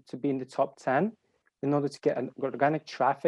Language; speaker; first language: English; non-native, fluent; Ukrainian